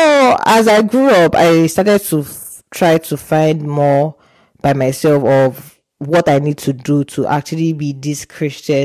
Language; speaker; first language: English; non-native, local second language; Yoruba